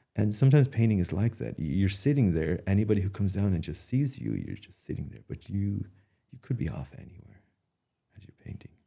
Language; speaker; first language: English; native; English